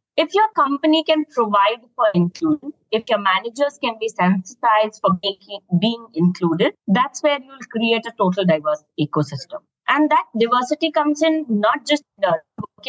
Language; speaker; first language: English; non-native, local second language; Hindi